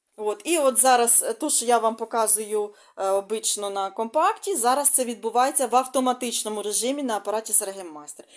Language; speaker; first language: Ukrainian; non-native, local second language; Russian